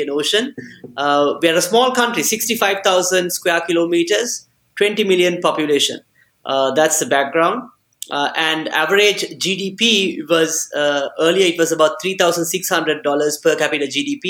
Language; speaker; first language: English; non-native, local second language; Sinhala